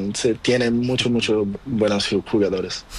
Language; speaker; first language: Spanish; non-native, learner; Portuguese